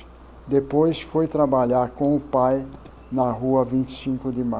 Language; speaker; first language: Portuguese; early bilingual, other home language; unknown